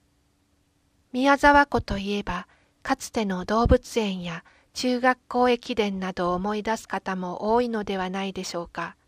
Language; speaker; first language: Japanese; native; Japanese